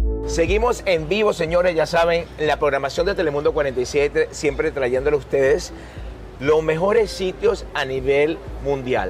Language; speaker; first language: Spanish; native; Spanish